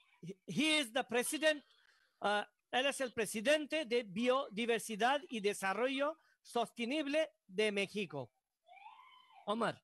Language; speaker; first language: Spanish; non-native, learner; Bangla